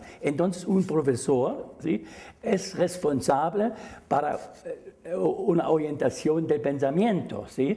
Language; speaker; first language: Spanish; non-native, fluent; German